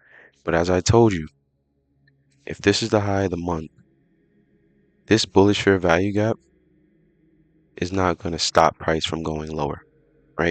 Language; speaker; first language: English; native; English